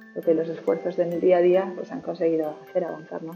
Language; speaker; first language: Spanish; native; Spanish